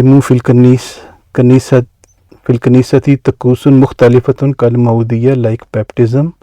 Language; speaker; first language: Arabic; non-native, fluent; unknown